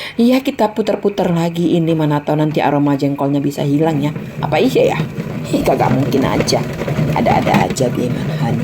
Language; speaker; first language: Indonesian; non-native, local second language; Minangkabau